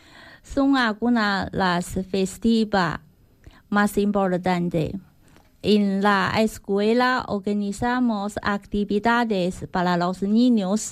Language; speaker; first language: Spanish; non-native, learner; Chinese